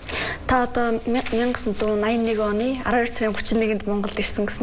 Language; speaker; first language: Mongolian; native; Mongolian